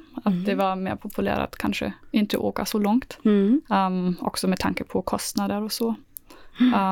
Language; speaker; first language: Swedish; non-native, fluent; German